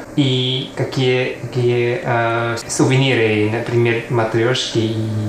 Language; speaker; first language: Russian; non-native, learner; Chinese